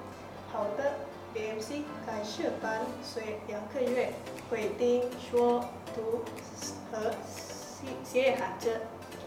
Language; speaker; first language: Chinese; non-native, learner; Indonesian